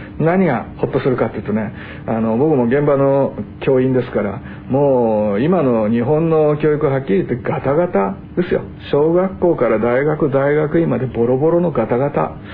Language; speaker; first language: Japanese; native; Japanese